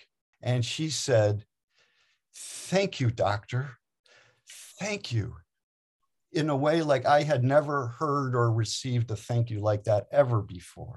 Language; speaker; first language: English; native; English